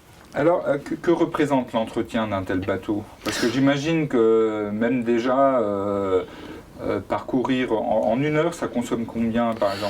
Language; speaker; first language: French; native; French